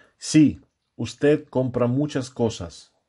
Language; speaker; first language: Spanish; non-native, fluent; Russian